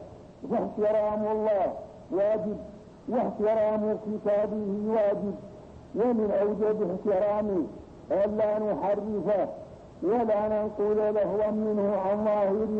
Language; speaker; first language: Arabic; native; Arabic